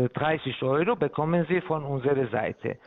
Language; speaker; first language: German; non-native, fluent; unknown